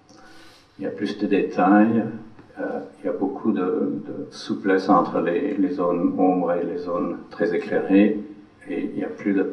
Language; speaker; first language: French; non-native, fluent; English